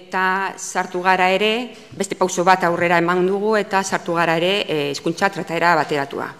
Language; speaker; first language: Basque; non-native, local second language; Spanish